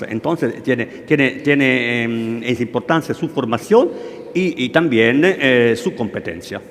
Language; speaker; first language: Spanish; non-native, learner; Italian